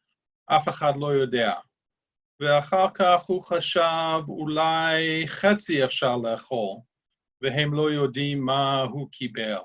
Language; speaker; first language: Hebrew; non-native, fluent; English